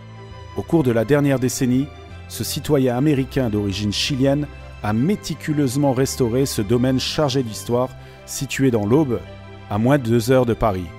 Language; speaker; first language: French; native; French